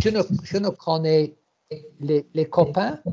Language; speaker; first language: French; non-native, learner; English